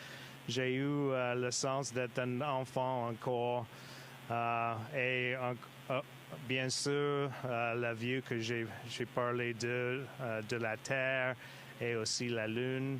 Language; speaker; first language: French; non-native, fluent; English